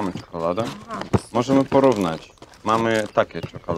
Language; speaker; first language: Polish; non-native, learner; Russian